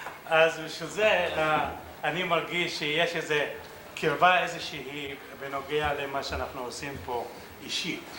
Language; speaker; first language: Hebrew; early bilingual, other home language; Arabic